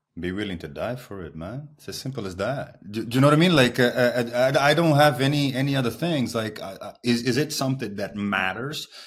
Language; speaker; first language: English; non-native, fluent; Portuguese